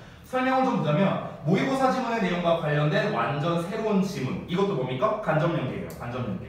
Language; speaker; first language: Korean; native; Korean